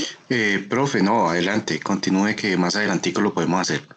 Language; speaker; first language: Spanish; native; Spanish